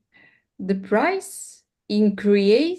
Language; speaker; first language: English; non-native, learner; Russian